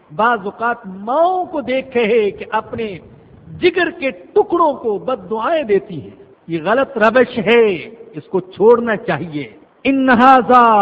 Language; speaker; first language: Urdu; non-native, local second language; Punjabi